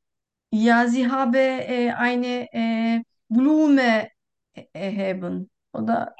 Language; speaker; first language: German; non-native, learner; Turkish